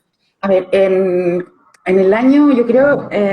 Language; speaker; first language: Spanish; native; Spanish